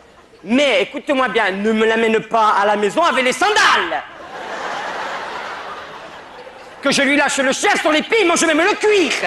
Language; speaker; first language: French; native; French